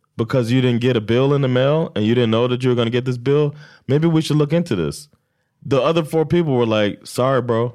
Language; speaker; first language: English; native; English